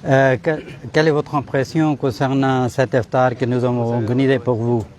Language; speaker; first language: French; non-native, fluent; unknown